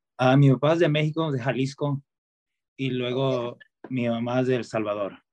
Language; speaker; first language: Spanish; early bilingual, heritage; Spanish